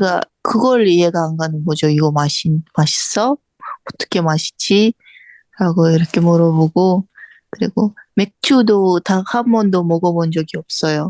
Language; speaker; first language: Korean; non-native, fluent; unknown